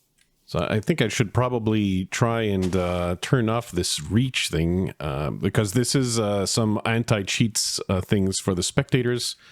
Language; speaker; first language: English; native; English